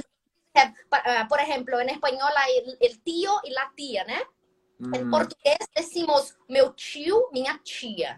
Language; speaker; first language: Spanish; non-native, fluent; Portuguese